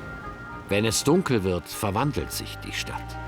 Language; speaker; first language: German; native; German